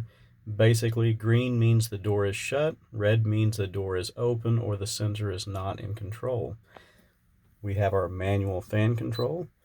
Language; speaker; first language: English; native; English